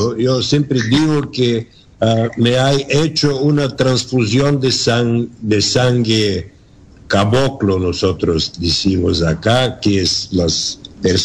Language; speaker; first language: Spanish; non-native, learner; Bulgarian